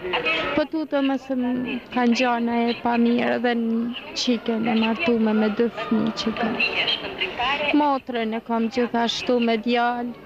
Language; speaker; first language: Albanian; native; Albanian